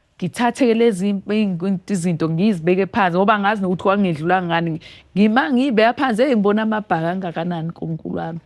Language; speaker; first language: Zulu; native; Zulu